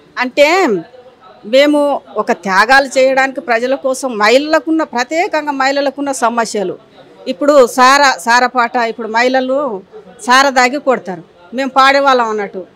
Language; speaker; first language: Telugu; native; Telugu